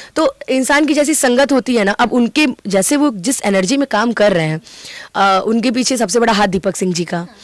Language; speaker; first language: Hindi; native; Hindi